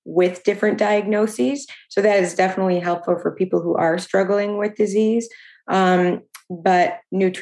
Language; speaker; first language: English; native; English